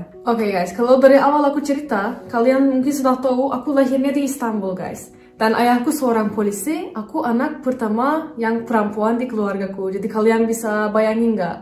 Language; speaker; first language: Indonesian; non-native, fluent; Turkish